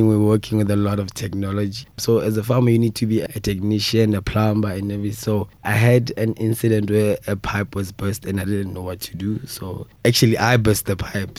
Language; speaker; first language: English; non-native, local second language; Southern Sotho